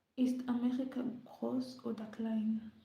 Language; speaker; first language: German; non-native, learner; Luyia